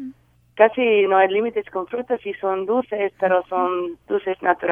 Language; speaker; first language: Spanish; non-native, learner; English